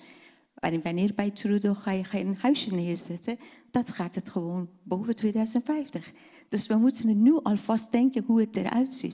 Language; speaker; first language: Dutch; non-native, fluent; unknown